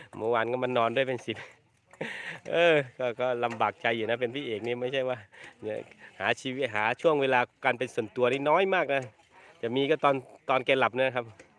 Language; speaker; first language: Thai; native; Thai